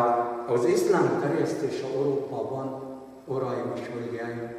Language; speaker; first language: Hungarian; non-native, fluent; Arabic